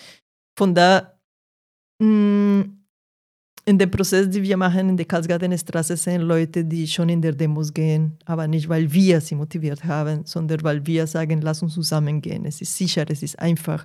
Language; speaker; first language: German; non-native, fluent; Portuguese